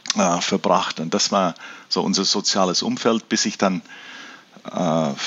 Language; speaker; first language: German; early bilingual, heritage; German